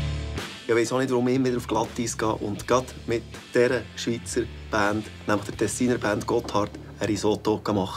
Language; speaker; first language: German; native; German